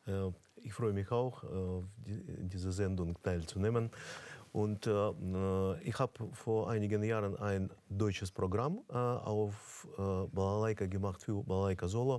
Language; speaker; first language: German; non-native, fluent; Russian